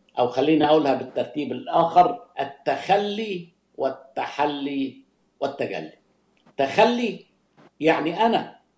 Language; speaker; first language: Arabic; native; Arabic